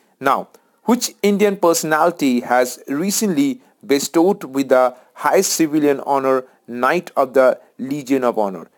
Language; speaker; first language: English; non-native, local second language; Bangla